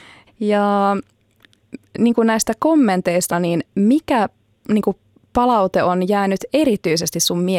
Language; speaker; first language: Finnish; native; Finnish